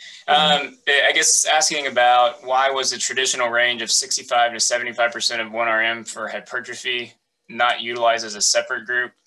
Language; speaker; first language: English; native; English